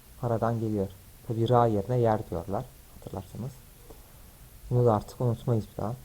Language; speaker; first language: Turkish; native; Turkish